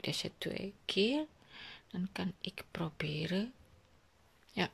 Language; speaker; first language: Dutch; non-native, learner; Indonesian